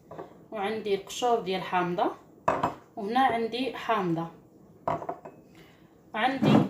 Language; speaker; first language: Arabic; native; Arabic